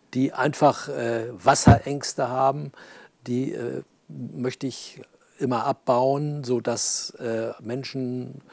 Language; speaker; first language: German; native; German